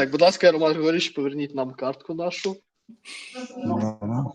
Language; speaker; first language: Ukrainian; non-native, fluent; Russian